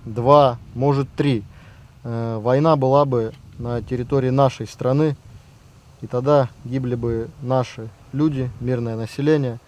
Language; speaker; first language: Russian; native; Russian